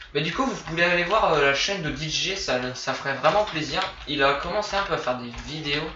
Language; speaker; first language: French; native; French